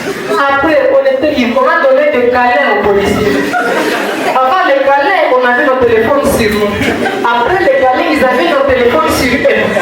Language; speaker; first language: French; non-native, local second language; Swahili